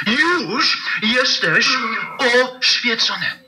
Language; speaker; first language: Polish; non-native, fluent; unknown